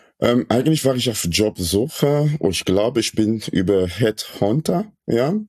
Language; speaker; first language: German; non-native, fluent; French